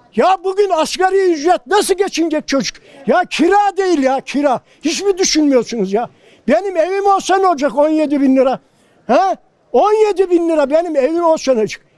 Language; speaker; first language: Turkish; native; Turkish